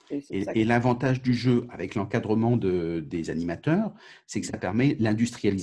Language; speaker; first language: French; native; French